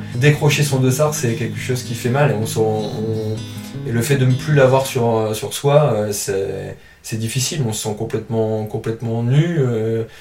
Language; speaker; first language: French; native; French